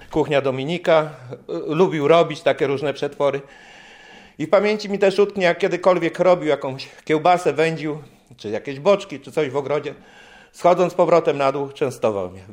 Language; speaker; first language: Polish; native; Polish